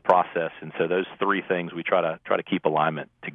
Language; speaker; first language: English; native; English